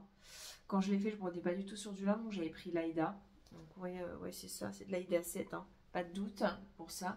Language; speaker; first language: French; native; French